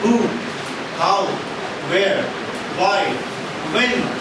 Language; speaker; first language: English; non-native, local second language; Hindi